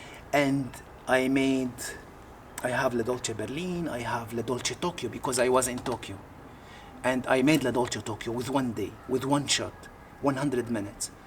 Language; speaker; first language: English; non-native, learner; Arabic